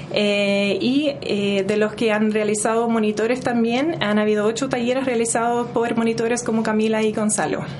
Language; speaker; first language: Spanish; non-native, fluent; English